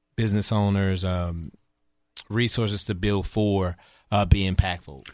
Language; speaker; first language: English; native; English